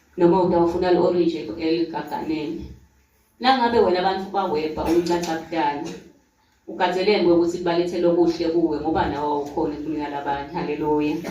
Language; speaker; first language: Zulu; non-native, local second language; Swati